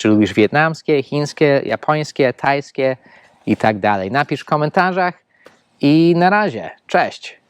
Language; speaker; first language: Polish; non-native, fluent; English